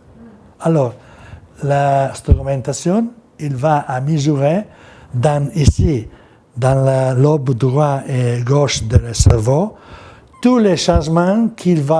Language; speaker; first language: French; non-native, learner; Italian